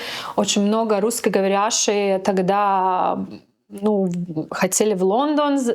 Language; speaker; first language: Russian; non-native, local second language; Latvian